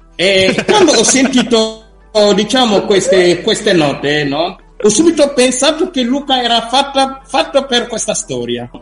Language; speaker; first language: Italian; non-native, fluent; Wolof